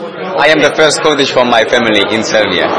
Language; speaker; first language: English; non-native, learner; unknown